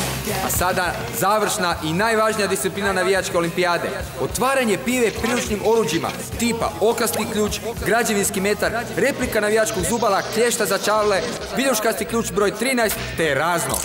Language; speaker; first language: Serbian; native; Serbian